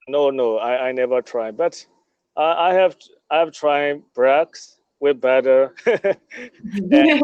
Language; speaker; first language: English; non-native, learner; Burmese